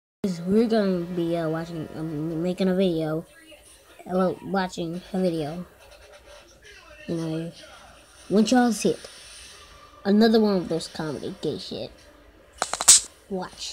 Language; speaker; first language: English; native; English